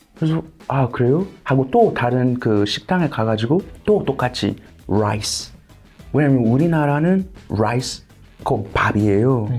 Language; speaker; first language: Korean; non-native, fluent; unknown